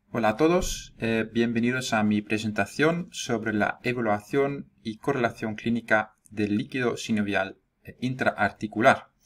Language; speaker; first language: Spanish; non-native, fluent; Dutch